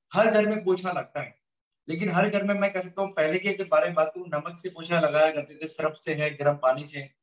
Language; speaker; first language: Hindi; native; Hindi